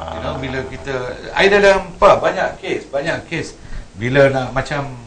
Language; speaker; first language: Malay; non-native, local second language; Tamil